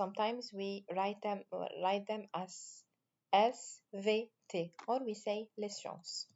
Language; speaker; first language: English; non-native, fluent; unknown